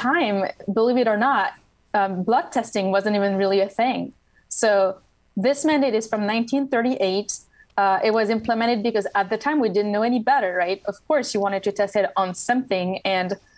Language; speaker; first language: English; non-native, fluent; French